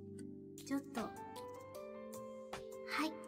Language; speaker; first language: Japanese; non-native, fluent; English